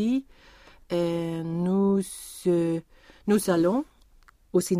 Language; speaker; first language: French; non-native, learner; Swedish